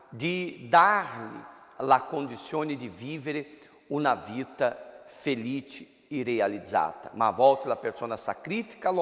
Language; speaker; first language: Italian; non-native, fluent; Portuguese